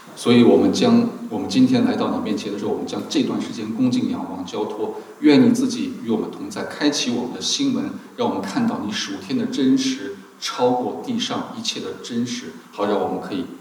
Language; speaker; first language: Chinese; native; Chinese